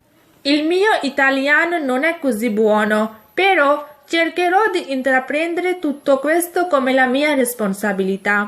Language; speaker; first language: Italian; non-native, fluent; Urdu